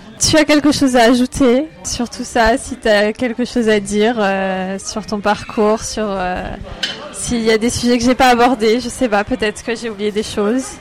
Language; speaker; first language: French; native; French